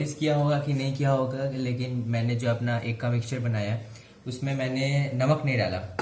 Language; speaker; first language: Hindi; non-native, local second language; Bangla